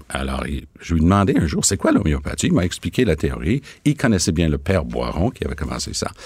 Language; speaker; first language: French; native; French